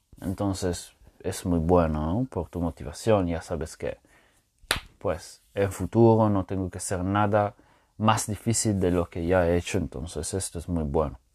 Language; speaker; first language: Spanish; non-native, fluent; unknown